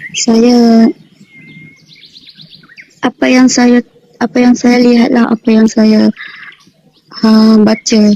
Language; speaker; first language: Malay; non-native, local second language; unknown